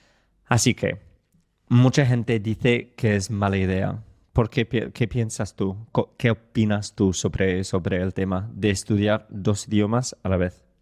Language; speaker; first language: Spanish; non-native, fluent; English